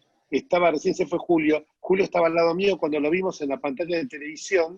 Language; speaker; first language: Spanish; native; Spanish